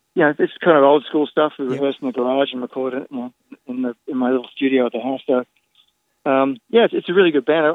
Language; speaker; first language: English; native; English